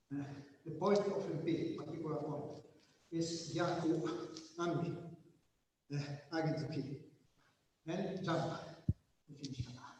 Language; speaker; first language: English; non-native, learner; Italian